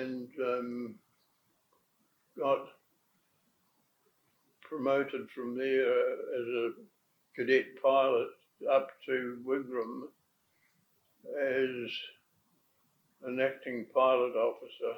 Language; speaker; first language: English; native; English